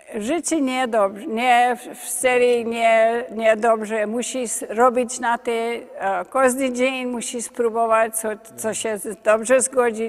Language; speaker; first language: Polish; early bilingual, heritage; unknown